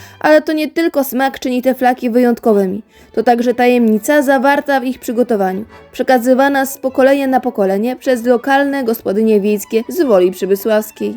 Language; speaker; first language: Polish; native; Polish